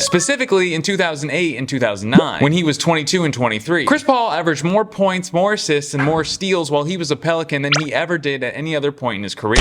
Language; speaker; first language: English; native; English